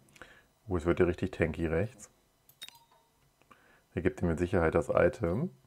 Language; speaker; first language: German; native; German